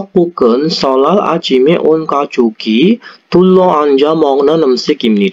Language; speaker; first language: Korean; non-native, fluent; Indonesian